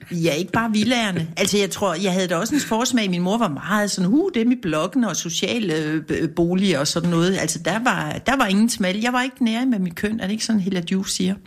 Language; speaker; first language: Danish; native; Danish